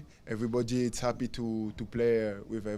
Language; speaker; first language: English; non-native, learner; French